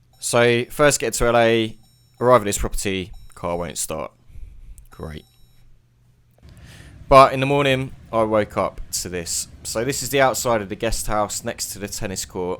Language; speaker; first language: English; native; English